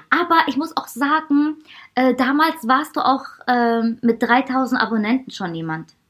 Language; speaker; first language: German; early bilingual, heritage; Persian